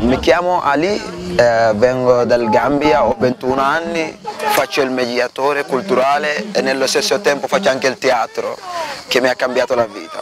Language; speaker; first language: Italian; non-native, fluent; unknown